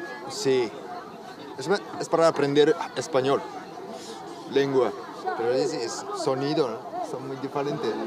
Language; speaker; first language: Spanish; non-native, learner; Japanese